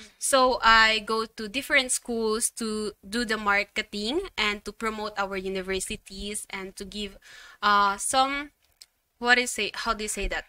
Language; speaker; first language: English; non-native, local second language; Filipino